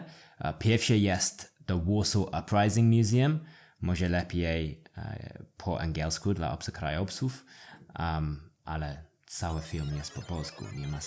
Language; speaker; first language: Polish; non-native, learner; English